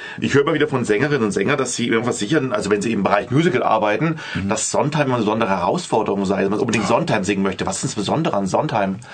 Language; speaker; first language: German; native; German